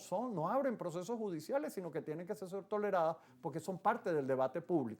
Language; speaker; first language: Spanish; native; Spanish